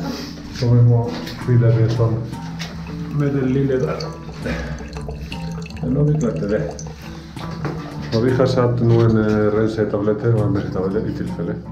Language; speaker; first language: Norwegian; non-native, fluent; Spanish